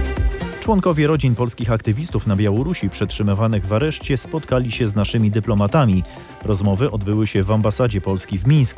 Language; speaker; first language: Polish; native; Polish